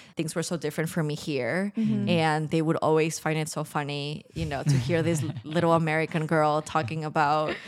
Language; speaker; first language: English; non-native, fluent; Spanish